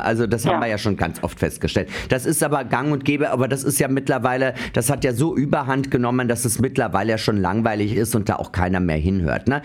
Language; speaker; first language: German; native; German